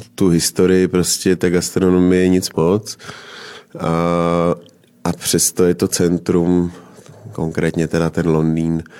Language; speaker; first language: Czech; native; Czech